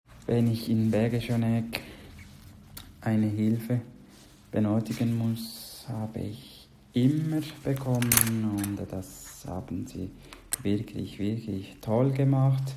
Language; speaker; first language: German; non-native, learner; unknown